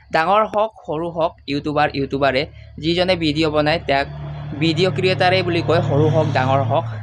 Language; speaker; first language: Assamese; non-native, local second language; Mising